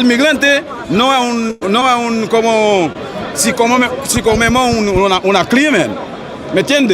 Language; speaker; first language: Spanish; non-native, learner; Haitian Creole